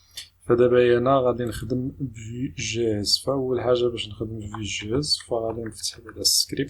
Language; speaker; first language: Arabic; native; Arabic